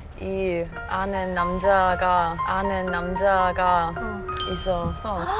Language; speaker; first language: Korean; non-native, learner; German